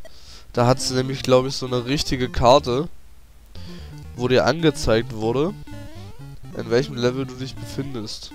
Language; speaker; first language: German; native; German